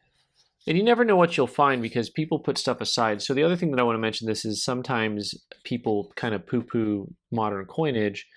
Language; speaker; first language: English; native; English